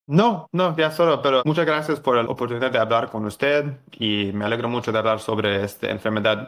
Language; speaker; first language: Spanish; non-native, fluent; English